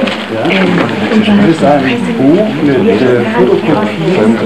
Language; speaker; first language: German; non-native, fluent; French